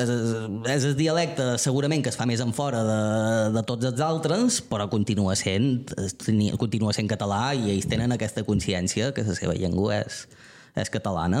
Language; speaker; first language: Catalan; native; Catalan